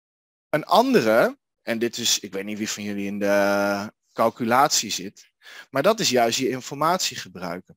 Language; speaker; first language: Dutch; native; Dutch